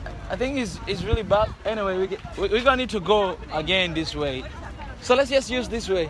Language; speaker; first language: English; non-native, local second language; Swahili